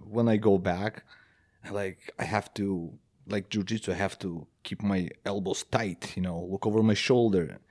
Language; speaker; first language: English; non-native, fluent; Belarusian